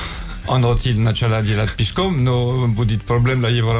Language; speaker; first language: Russian; non-native, learner; French